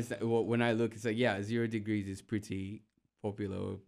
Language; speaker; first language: English; non-native, local second language; Ganda